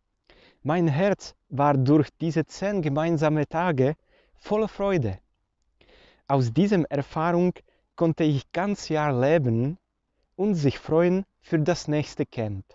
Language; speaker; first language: German; non-native, fluent; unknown